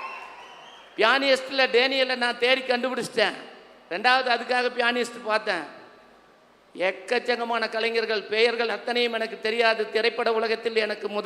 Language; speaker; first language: Tamil; native; Tamil